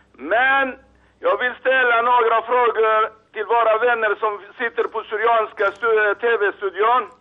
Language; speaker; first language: Swedish; non-native, fluent; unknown